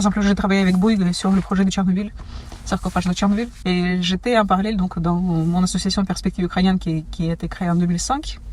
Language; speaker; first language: French; non-native, fluent; Ukrainian